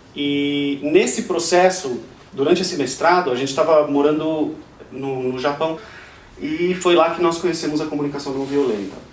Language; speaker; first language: Portuguese; non-native, fluent; Hebrew